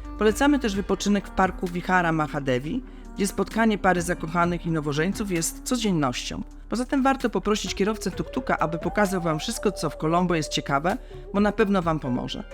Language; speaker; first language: Polish; native; Polish